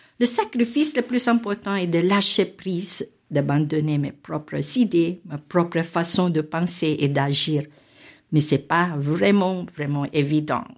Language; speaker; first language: French; non-native, fluent; Filipino